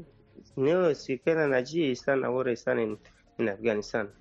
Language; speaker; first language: Spanish; non-native, learner; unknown